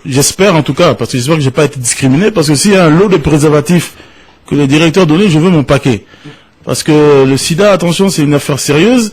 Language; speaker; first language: French; non-native, local second language; Bambara